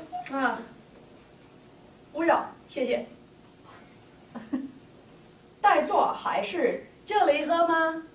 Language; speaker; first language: Chinese; non-native, learner; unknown